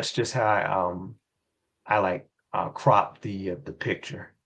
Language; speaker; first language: English; native; English